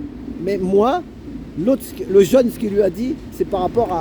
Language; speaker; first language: French; native; French